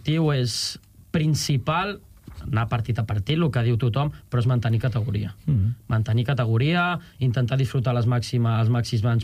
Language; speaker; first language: Catalan; native; Catalan